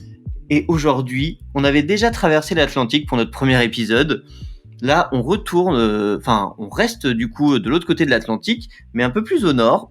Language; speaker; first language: French; native; French